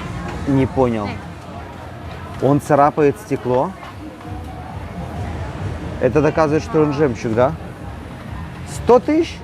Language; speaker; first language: Russian; native; Russian